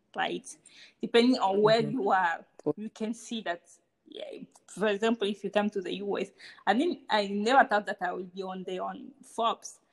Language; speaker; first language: English; non-native, fluent; Hausa